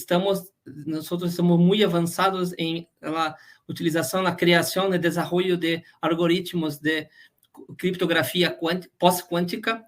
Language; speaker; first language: Spanish; non-native, fluent; Portuguese